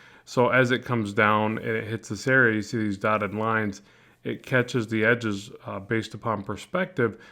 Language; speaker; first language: English; native; English